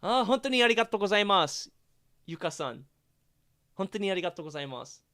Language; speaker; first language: Japanese; non-native, learner; English